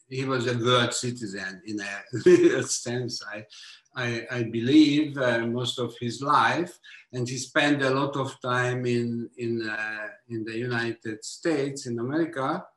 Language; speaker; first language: English; non-native, fluent; Hungarian